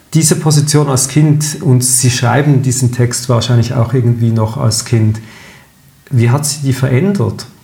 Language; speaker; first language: German; native; German